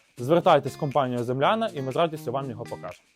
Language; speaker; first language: Ukrainian; native; Ukrainian